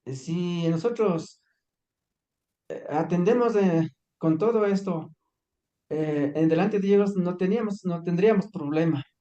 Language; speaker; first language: Spanish; non-native, local second language; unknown